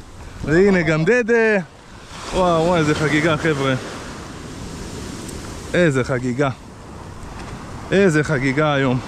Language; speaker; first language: Hebrew; native; Hebrew